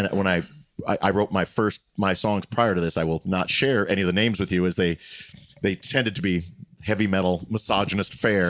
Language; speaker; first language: English; native; English